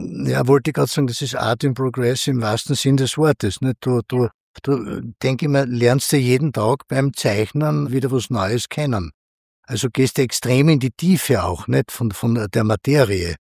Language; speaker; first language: German; native; German